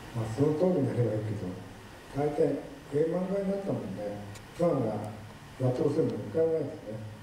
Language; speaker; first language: Japanese; native; Japanese